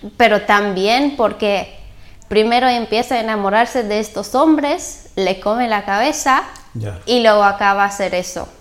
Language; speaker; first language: Spanish; non-native, learner; Bulgarian